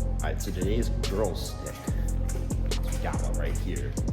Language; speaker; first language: English; native; English